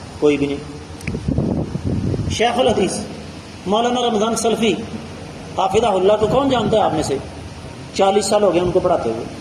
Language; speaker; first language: Urdu; non-native, local second language; Punjabi